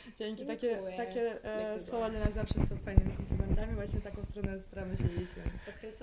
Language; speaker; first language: Polish; non-native, learner; Ukrainian